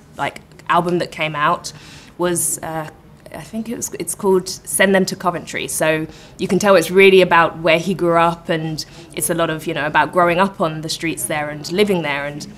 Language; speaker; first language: English; native; English